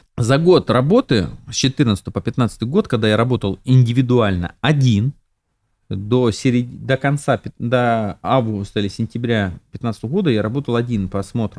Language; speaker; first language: Russian; native; Russian